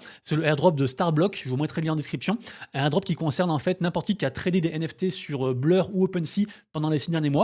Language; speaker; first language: French; native; French